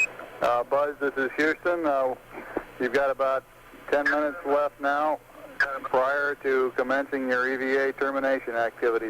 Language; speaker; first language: English; native; English